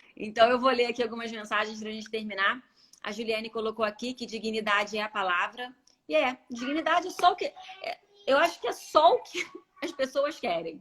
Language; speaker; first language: Portuguese; native; Portuguese